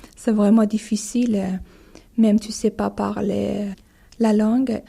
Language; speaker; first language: French; non-native, learner; Persian